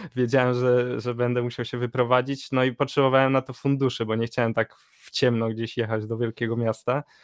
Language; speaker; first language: Polish; native; Polish